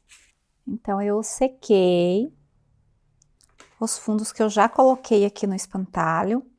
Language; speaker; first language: Portuguese; native; Portuguese